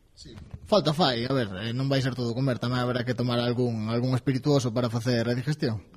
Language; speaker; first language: Galician; native; Galician